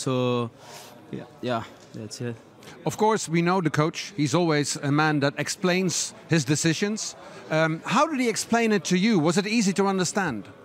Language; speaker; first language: English; non-native, fluent; Dutch